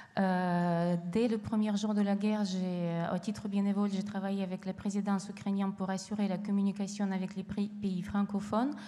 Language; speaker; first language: French; non-native, fluent; Ukrainian